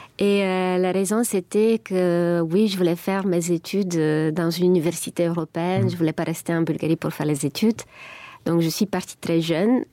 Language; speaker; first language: French; non-native, fluent; Bulgarian